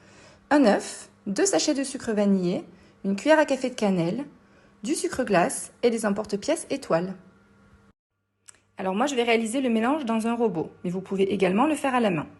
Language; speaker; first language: French; native; French